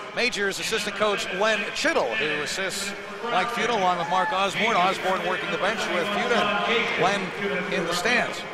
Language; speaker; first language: English; native; English